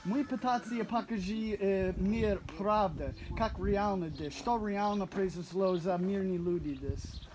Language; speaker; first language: Russian; non-native, learner; English